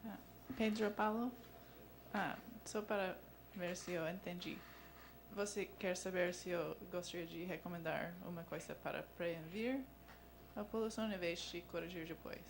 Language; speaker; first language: Portuguese; non-native, learner; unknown